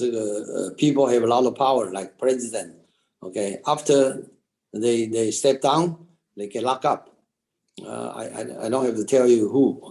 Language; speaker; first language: English; non-native, local second language; Chinese